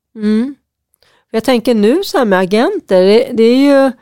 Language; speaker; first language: Swedish; native; Swedish